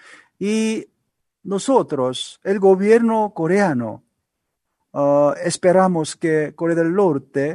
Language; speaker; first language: Spanish; non-native, learner; Korean